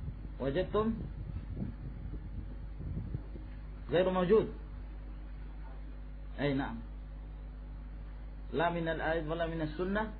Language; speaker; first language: Arabic; non-native, fluent; Indonesian